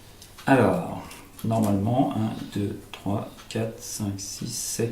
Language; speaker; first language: French; native; French